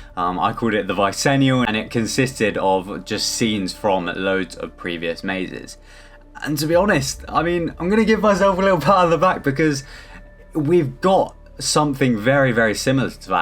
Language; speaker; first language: English; native; English